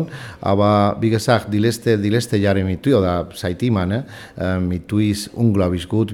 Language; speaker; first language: German; non-native, fluent; Spanish